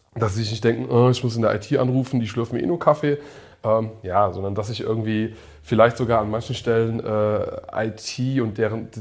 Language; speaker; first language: German; early bilingual, other home language; English